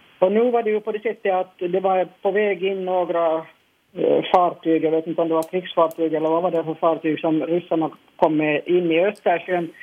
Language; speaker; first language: Swedish; native; Swedish